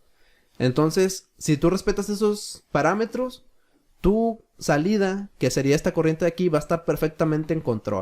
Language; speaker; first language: Spanish; native; Spanish